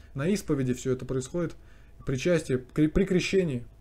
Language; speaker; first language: Russian; native; Russian